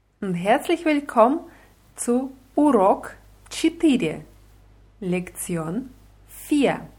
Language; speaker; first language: German; non-native, fluent; Russian